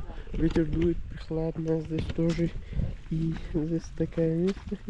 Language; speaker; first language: Russian; non-native, learner; Persian